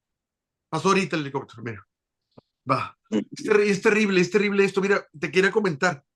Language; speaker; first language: Spanish; native; Spanish